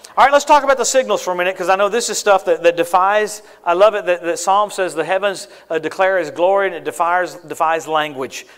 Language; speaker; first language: English; native; English